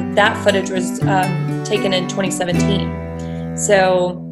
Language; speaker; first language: English; native; English